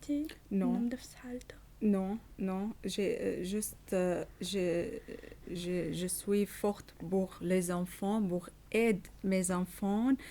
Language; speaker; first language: French; non-native, learner; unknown